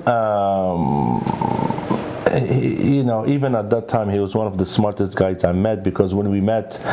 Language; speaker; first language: English; early bilingual, other home language; Arabic